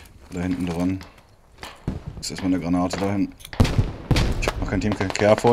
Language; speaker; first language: German; native; German